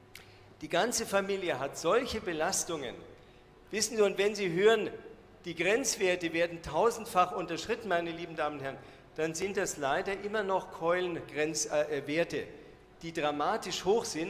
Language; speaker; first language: German; native; German